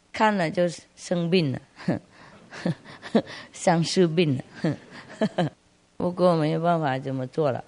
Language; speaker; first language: Chinese; non-native, fluent; Vietnamese